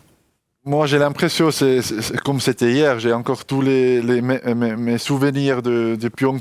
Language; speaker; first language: French; non-native, local second language; German